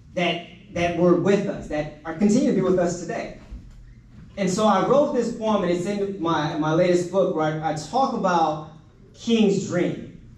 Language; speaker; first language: English; native; English